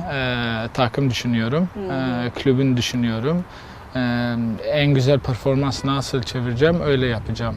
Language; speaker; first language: Turkish; non-native, learner; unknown